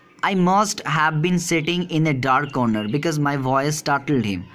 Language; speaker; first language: English; non-native, local second language; Bangla